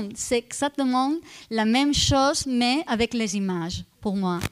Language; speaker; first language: French; non-native, fluent; Italian